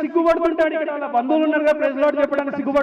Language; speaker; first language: Telugu; native; Telugu